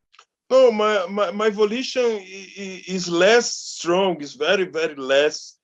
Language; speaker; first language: English; non-native, learner; Indonesian